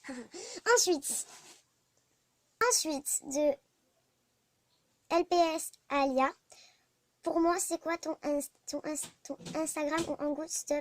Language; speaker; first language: French; native; French